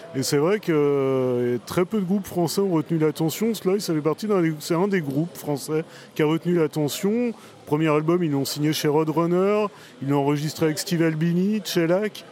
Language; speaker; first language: French; native; French